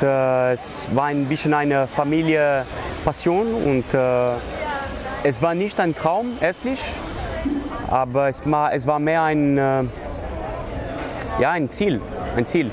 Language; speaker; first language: German; non-native, local second language; French